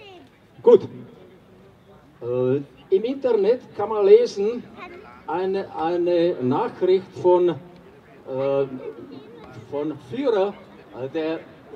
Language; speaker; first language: German; non-native, fluent; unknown